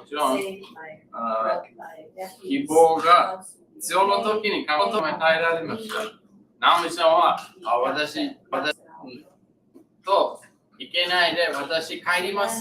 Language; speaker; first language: Japanese; non-native, learner; English